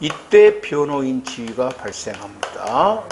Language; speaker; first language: Korean; native; Korean